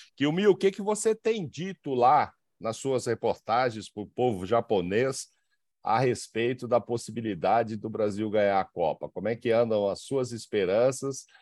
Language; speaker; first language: Portuguese; native; Portuguese